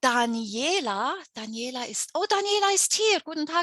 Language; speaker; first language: German; non-native, fluent; English